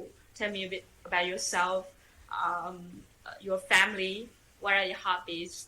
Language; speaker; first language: English; non-native, fluent; Vietnamese